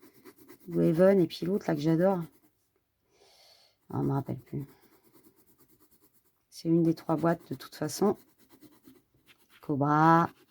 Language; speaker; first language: French; native; French